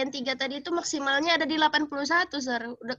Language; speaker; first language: Indonesian; native; Indonesian